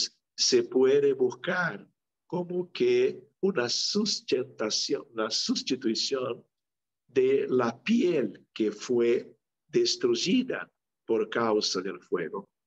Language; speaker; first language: Spanish; non-native, local second language; Portuguese